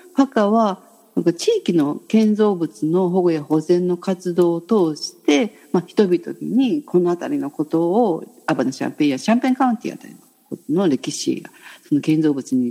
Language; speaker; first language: Japanese; native; Japanese